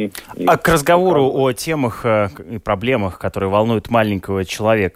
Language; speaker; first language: Russian; native; Russian